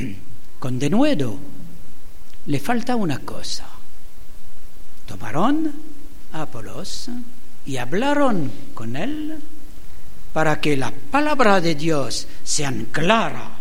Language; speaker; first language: Spanish; non-native, learner; German